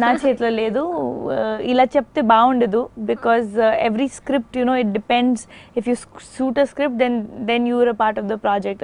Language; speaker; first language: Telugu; non-native, fluent; Hindi